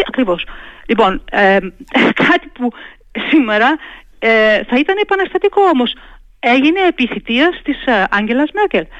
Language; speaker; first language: Greek; native; Greek